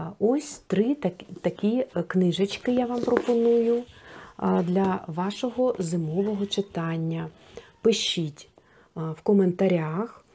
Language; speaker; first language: Ukrainian; non-native, local second language; Russian